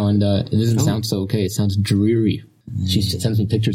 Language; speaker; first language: English; non-native, fluent; Russian